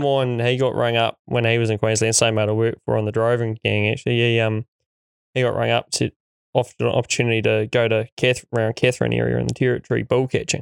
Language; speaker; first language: English; native; English